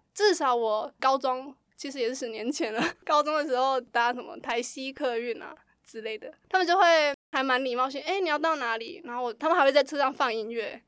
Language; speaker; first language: Chinese; native; Chinese